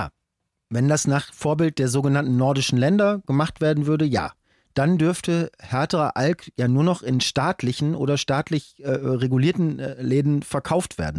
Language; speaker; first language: German; native; German